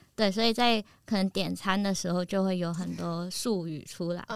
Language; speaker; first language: Chinese; non-native, local second language; Cantonese